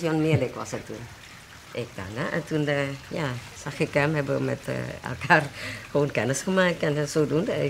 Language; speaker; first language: Dutch; early bilingual, other home language; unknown